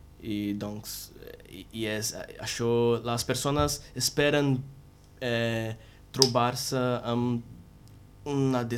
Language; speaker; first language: Catalan; non-native, learner; Portuguese